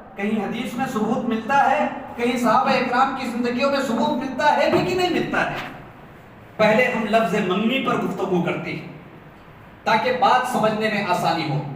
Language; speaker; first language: Urdu; native; Urdu